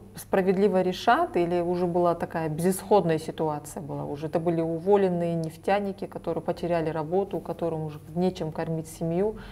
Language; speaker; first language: Russian; non-native, local second language; Kazakh